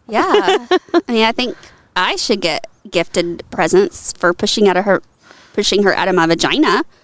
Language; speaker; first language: English; native; English